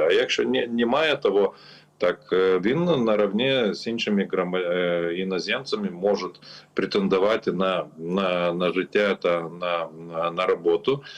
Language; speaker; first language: Ukrainian; non-native, learner; Lithuanian